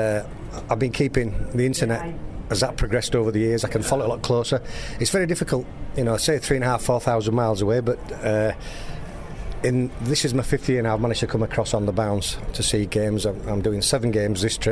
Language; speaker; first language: English; native; English